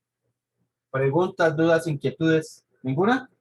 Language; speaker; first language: Spanish; native; Spanish